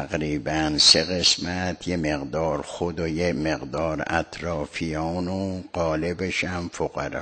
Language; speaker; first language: Persian; native; Persian